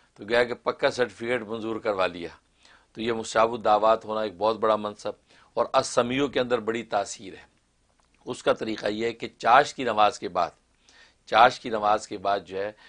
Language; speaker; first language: Urdu; non-native, local second language; Kashmiri